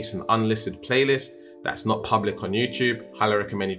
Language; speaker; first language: English; native; English